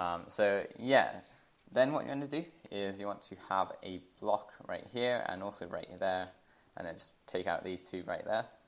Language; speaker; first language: English; native; English